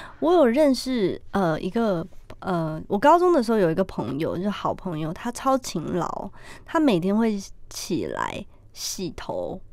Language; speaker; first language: Chinese; native; Chinese